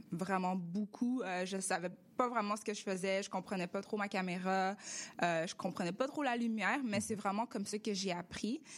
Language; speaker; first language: French; early bilingual, other home language; Russian